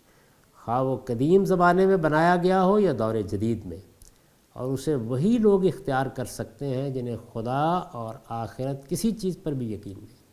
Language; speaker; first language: Urdu; native; Urdu